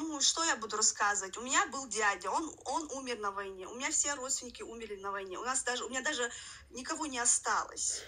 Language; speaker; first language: Russian; non-native, local second language; Chechen